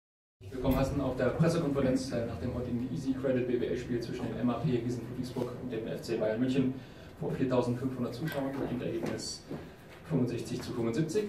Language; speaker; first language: German; native; German